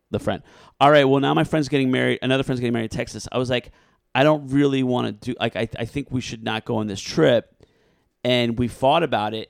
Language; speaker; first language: English; native; English